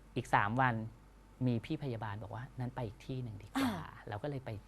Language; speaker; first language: Thai; native; Thai